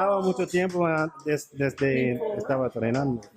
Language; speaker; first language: Spanish; non-native, learner; English